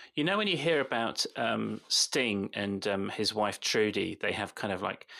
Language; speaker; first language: English; native; English